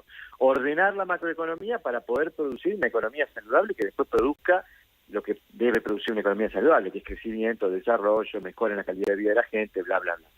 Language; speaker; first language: Spanish; native; Spanish